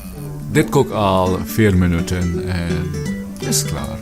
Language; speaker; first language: Dutch; non-native, fluent; Filipino